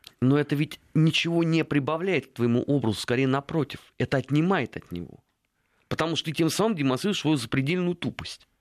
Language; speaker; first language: Russian; native; Russian